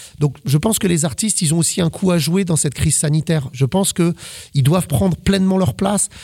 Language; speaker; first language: French; native; French